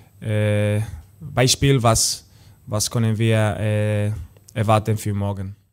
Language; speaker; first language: German; non-native, learner; Spanish